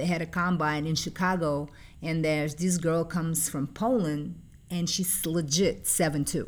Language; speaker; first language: English; non-native, fluent; Portuguese